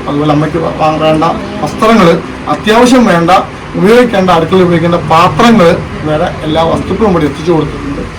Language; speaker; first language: Malayalam; native; Malayalam